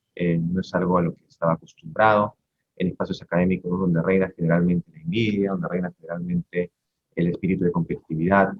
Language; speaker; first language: Spanish; native; Spanish